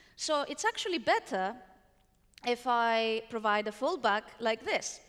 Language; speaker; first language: English; non-native, fluent; Greek